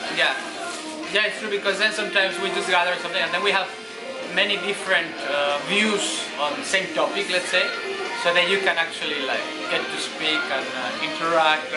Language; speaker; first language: English; non-native, fluent; Spanish